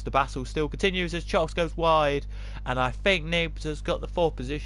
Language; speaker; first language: English; native; English